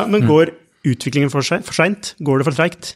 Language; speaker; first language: Norwegian; native; Norwegian